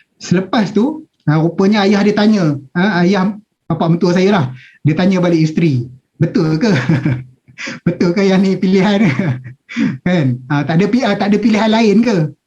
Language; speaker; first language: Malay; native; Malay